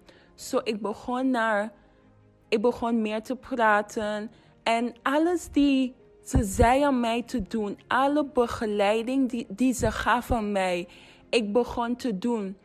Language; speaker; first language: Dutch; non-native, fluent; English